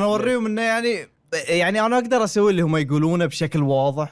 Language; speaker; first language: Arabic; native; Arabic